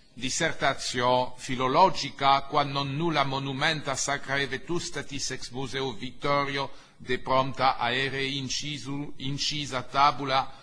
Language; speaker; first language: English; non-native, fluent; French